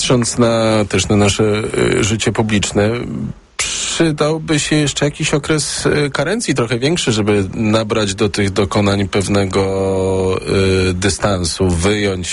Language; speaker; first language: Polish; native; Polish